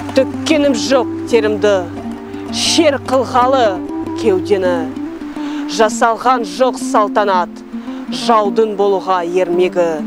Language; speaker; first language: Kazakh; non-native, local second language; Russian